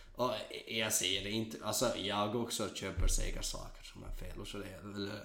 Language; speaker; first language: Swedish; non-native, learner; Kurdish